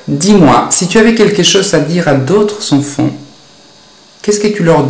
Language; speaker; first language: French; native; French